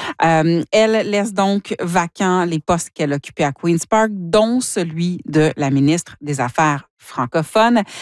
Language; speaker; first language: French; native; French